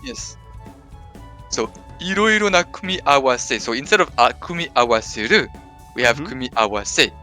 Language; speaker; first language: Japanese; non-native, fluent; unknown